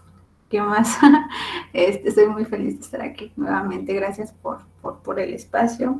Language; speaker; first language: Spanish; non-native, local second language; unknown